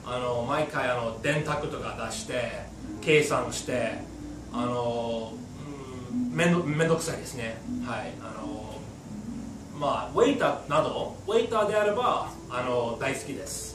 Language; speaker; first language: Japanese; non-native, fluent; English